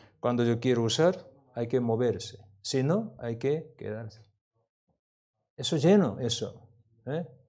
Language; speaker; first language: Spanish; non-native, learner; Korean